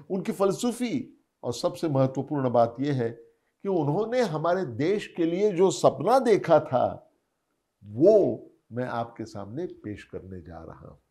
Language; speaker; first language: Hindi; non-native, local second language; Marathi